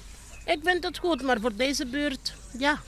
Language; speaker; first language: Dutch; non-native, local second language; Papiamento